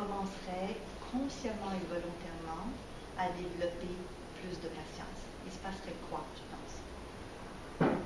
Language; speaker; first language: French; native; French